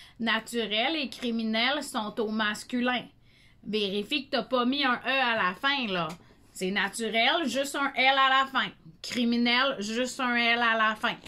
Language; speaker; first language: French; native; French